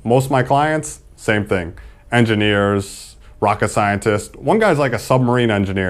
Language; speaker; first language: English; native; English